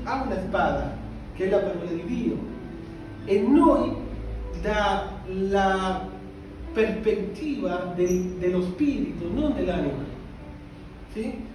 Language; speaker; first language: Italian; non-native, fluent; Spanish